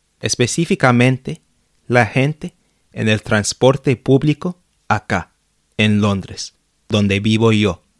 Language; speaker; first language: Spanish; non-native, fluent; English